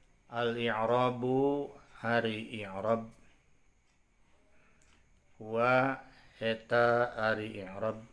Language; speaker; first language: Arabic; non-native, fluent; Sundanese